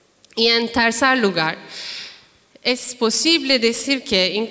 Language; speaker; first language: Spanish; non-native, fluent; Turkish